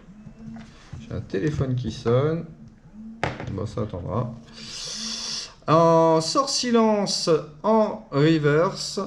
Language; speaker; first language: French; native; French